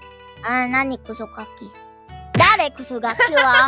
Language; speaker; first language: Japanese; non-native, learner; Indonesian